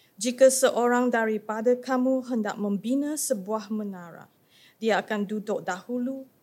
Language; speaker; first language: English; non-native, local second language; Chinese